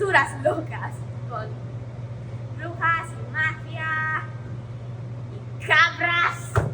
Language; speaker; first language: Spanish; non-native, learner; English